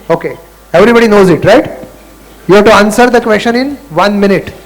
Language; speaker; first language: English; non-native, local second language; Marathi